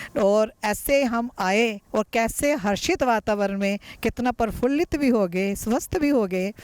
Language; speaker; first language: Hindi; native; Hindi